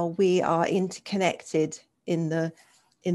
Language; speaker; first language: English; native; English